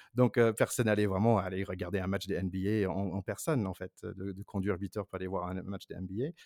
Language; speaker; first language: French; non-native, fluent; English